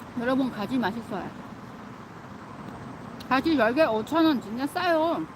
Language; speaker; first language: Korean; non-native, fluent; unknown